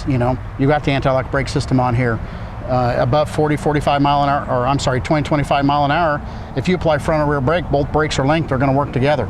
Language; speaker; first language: English; native; English